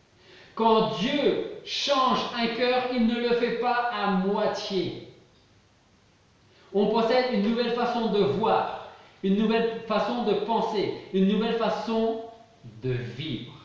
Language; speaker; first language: French; native; French